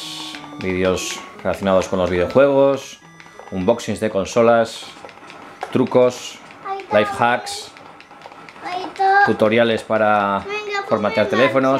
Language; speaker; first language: Spanish; native; Spanish